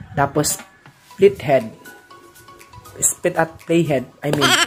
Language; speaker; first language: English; non-native, local second language; Filipino